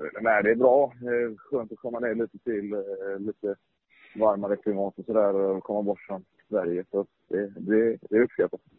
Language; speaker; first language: Swedish; native; Swedish